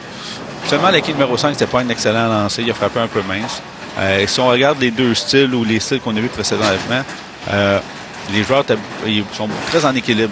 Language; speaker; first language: French; native; French